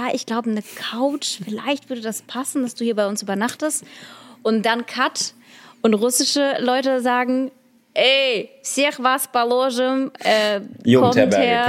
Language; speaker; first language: German; early bilingual, other home language; Russian